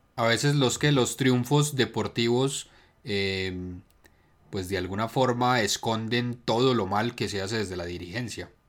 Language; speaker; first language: Spanish; native; Spanish